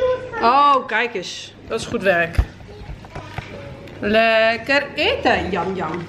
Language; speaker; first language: Dutch; native; Dutch